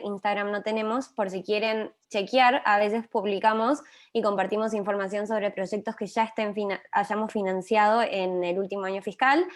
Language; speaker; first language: Spanish; native; Spanish